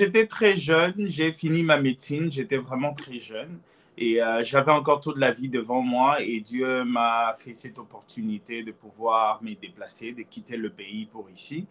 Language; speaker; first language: French; non-native, local second language; Lingala